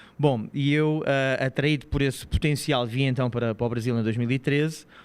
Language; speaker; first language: Portuguese; native; Portuguese